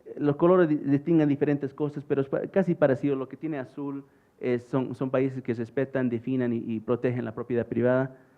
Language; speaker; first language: Spanish; early bilingual, heritage; English